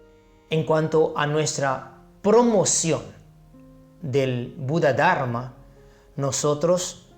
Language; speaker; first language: Spanish; non-native, fluent; Chinese